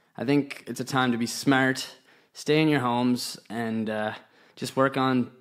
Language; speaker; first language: English; native; English